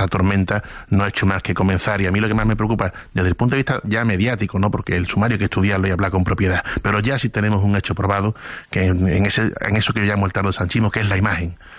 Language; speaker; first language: Spanish; native; Spanish